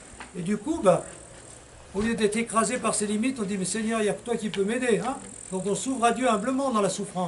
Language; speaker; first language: French; native; French